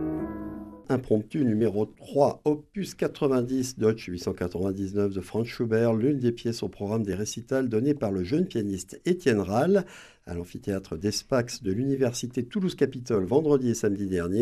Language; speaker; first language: French; native; French